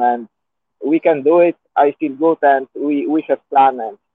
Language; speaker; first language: English; non-native, learner; Polish